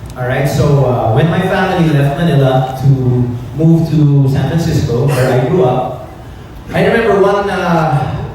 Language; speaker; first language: English; native; English